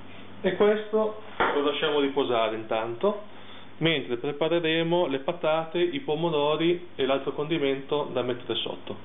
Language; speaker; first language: Italian; native; Italian